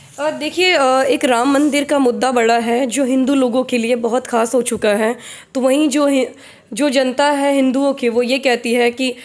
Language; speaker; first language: Hindi; native; Hindi